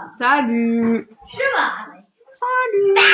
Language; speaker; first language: French; native; French